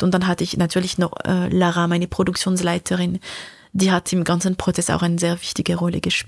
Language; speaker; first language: German; non-native, local second language; French